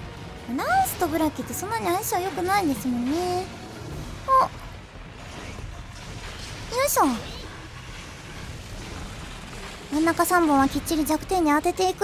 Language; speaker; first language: Japanese; native; Japanese